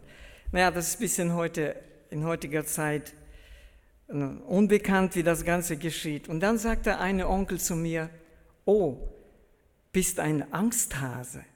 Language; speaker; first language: German; early bilingual, heritage; German